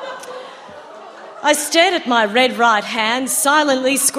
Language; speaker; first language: English; native; English